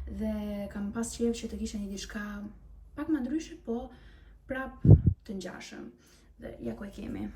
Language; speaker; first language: Albanian; early bilingual, heritage; Albanian